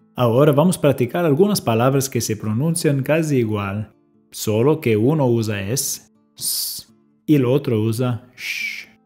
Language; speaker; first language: Spanish; non-native, fluent; English